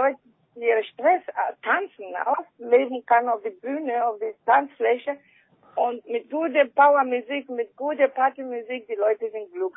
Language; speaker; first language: German; non-native, fluent; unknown